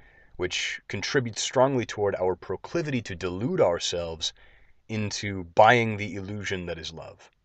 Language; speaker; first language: English; native; English